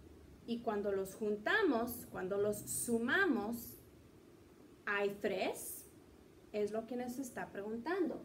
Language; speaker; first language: Spanish; early bilingual, heritage; Spanish